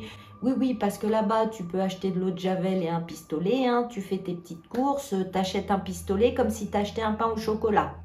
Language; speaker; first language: French; native; French